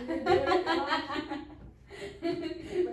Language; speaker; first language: English; non-native, learner; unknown